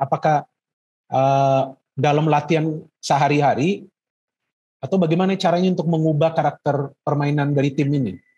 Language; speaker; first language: Indonesian; native; Indonesian